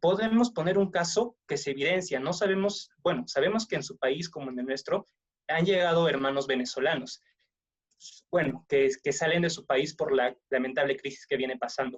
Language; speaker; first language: Spanish; native; Spanish